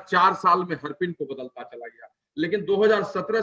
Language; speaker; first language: Hindi; native; Hindi